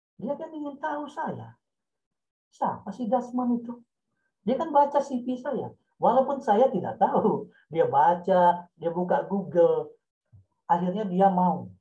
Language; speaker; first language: Indonesian; non-native, local second language; Minangkabau